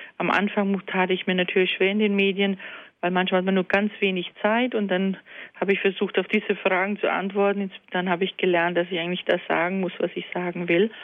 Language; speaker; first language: German; early bilingual, other home language; Croatian